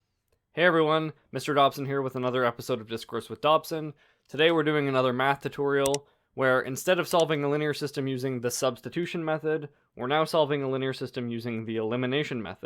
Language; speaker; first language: English; native; English